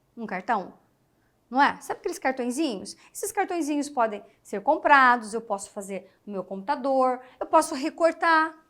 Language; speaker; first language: Portuguese; native; Portuguese